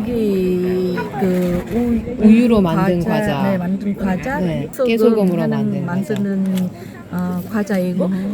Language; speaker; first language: Korean; non-native, fluent; Vietnamese